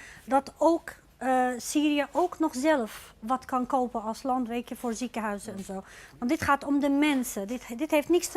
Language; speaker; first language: Dutch; non-native, fluent; Arabic